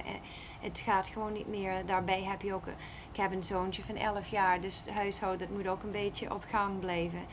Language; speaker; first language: Dutch; non-native, fluent; English